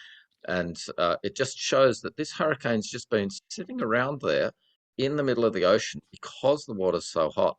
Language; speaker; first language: English; native; English